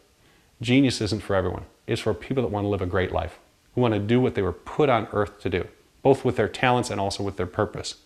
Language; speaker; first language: English; native; English